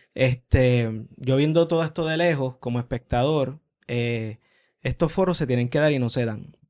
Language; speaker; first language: Spanish; native; Spanish